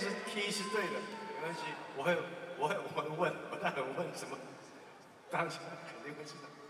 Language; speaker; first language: Chinese; non-native, local second language; Cantonese